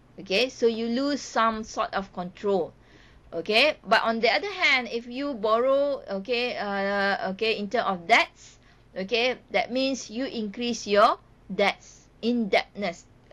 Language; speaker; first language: English; non-native, local second language; Malay